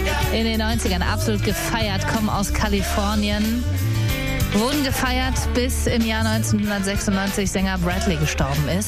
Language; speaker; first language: German; native; German